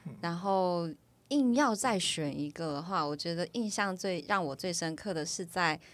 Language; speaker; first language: Chinese; native; Chinese